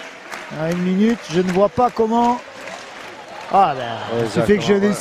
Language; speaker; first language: French; native; French